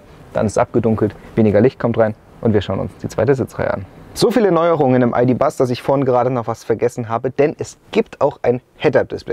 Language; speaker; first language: German; native; German